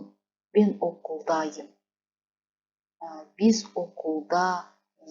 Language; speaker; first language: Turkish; non-native, fluent; Kazakh